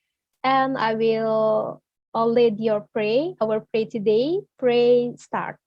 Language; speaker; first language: English; non-native, learner; Indonesian